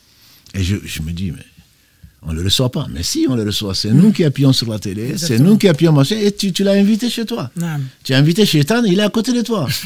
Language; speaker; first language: French; native; French